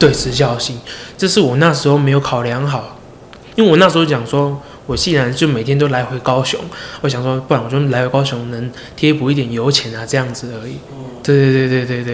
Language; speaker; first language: Chinese; native; Chinese